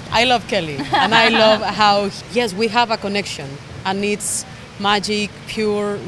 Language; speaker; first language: English; non-native, fluent; Spanish